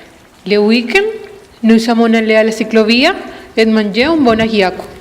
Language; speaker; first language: French; non-native, learner; Spanish